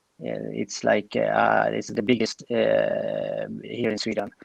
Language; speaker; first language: English; non-native, fluent; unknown